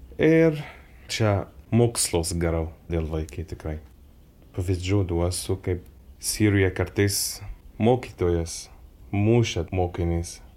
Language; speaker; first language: Lithuanian; non-native, learner; Arabic